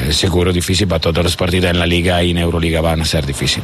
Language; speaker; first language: Spanish; non-native, learner; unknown